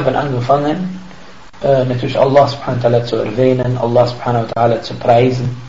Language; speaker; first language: German; non-native, fluent; Arabic